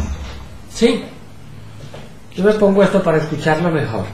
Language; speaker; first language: Spanish; native; Spanish